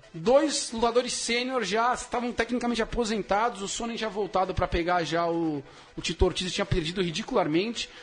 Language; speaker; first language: Portuguese; native; Portuguese